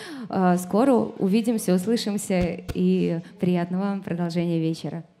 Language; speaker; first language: Russian; native; Russian